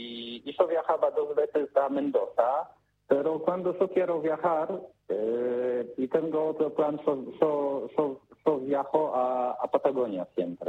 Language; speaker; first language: Spanish; non-native, learner; Polish